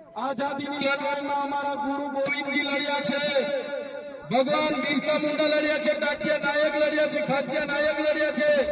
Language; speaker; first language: Gujarati; non-native, local second language; Bhili